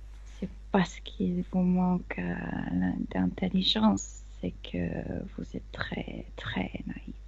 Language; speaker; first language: French; non-native, fluent; Spanish